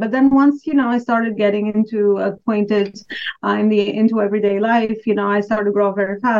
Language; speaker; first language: English; non-native, fluent; Albanian